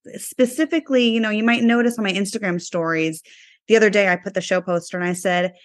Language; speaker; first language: English; native; English